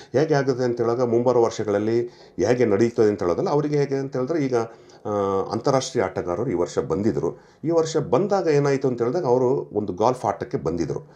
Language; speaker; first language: Kannada; non-native, local second language; Kodava